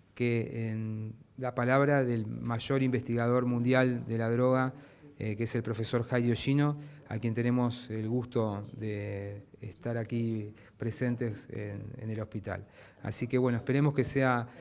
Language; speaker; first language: Spanish; native; Spanish